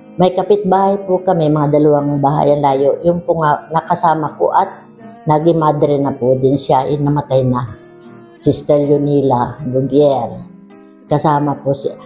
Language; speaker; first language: Filipino; non-native, local second language; Bikol